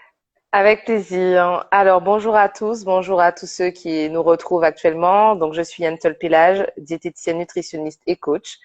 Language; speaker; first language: French; native; French